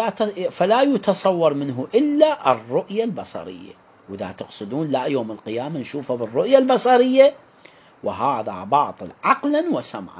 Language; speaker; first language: Arabic; native; Arabic